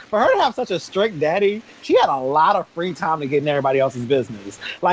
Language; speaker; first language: English; native; English